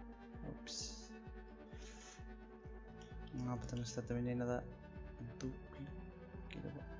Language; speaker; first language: Russian; non-native, learner; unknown